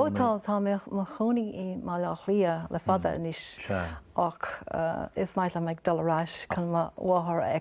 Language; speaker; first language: Irish; non-native, local second language; English